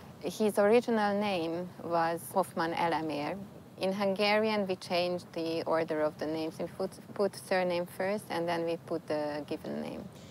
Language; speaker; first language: English; non-native, fluent; Hungarian